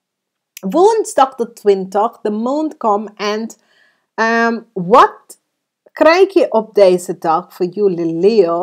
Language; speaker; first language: Dutch; non-native, fluent; English